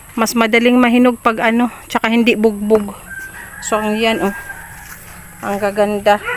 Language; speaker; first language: Filipino; non-native, local second language; Bikol